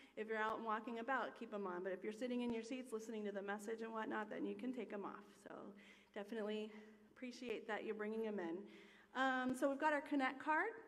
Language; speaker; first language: English; native; English